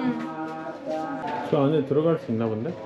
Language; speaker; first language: Korean; native; Korean